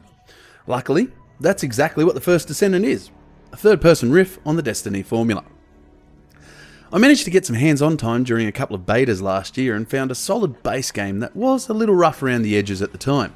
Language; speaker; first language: English; native; English